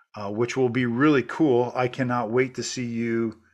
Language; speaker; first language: English; native; English